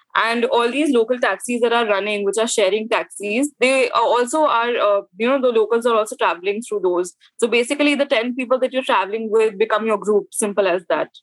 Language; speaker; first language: English; non-native, local second language; Hindi